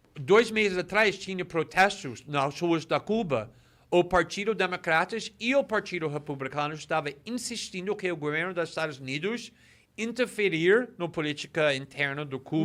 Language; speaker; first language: Portuguese; non-native, fluent; English